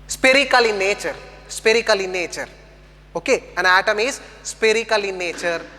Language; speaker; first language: English; non-native, local second language; Kannada